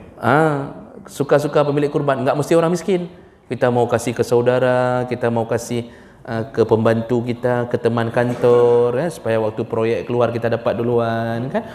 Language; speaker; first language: Malay; non-native, local second language; Achinese